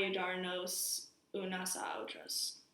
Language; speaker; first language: Spanish; non-native, learner; English